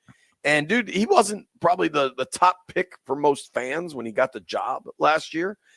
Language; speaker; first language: English; native; English